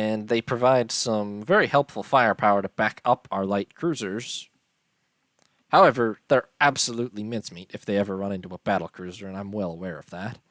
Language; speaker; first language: English; native; English